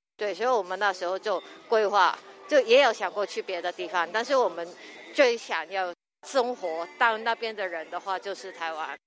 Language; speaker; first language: Chinese; non-native, local second language; Cantonese